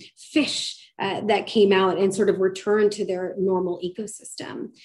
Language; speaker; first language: English; native; English